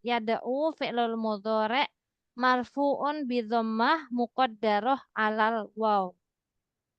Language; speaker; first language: Arabic; non-native, fluent; Indonesian